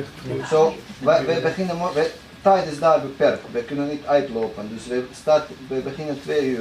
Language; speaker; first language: Dutch; non-native, fluent; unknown